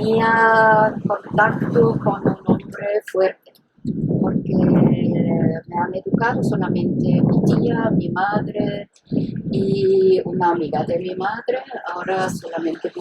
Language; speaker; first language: Spanish; non-native, fluent; German